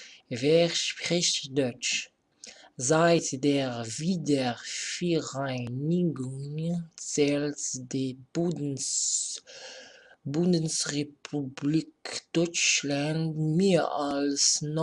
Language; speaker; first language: German; non-native, fluent; Arabic